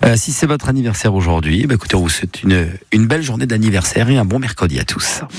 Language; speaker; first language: French; native; French